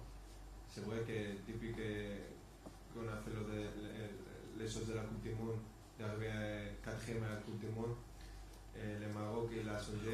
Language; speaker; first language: French; non-native, fluent; Spanish